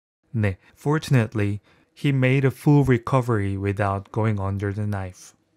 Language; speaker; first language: English; non-native, fluent; Korean